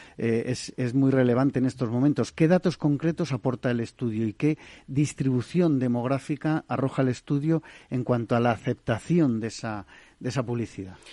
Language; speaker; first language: Spanish; native; Spanish